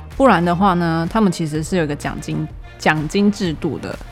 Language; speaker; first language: Chinese; native; Chinese